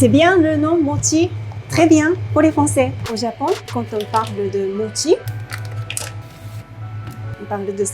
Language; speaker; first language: French; non-native, learner; Japanese